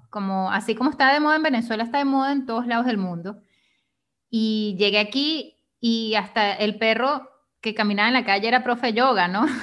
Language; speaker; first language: Spanish; native; Spanish